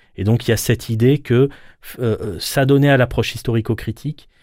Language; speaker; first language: French; native; French